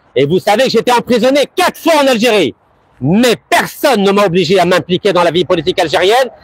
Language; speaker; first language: French; early bilingual, other home language; Arabic